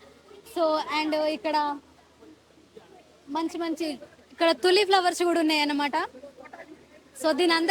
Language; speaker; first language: Telugu; native; Telugu